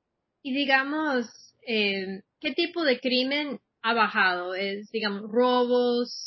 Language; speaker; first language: Spanish; non-native, fluent; English